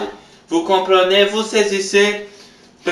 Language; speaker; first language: French; non-native, learner; Portuguese